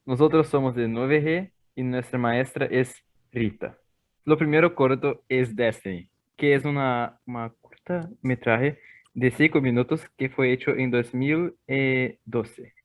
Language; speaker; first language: Spanish; non-native, learner; Portuguese